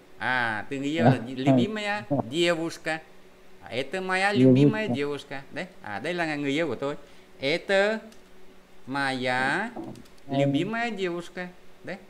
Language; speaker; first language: Russian; non-native, fluent; Vietnamese